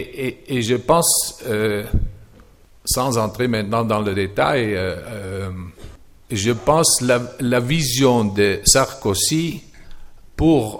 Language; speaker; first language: French; non-native, fluent; German